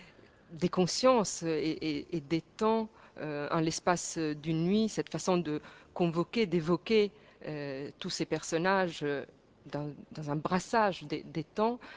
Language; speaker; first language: French; native; French